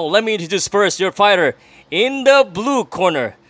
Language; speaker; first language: English; non-native, local second language; Filipino